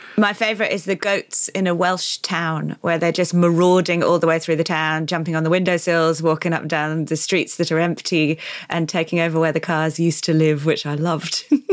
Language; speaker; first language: English; native; English